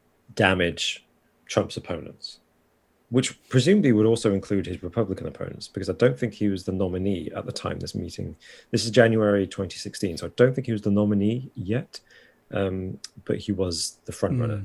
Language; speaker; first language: English; native; English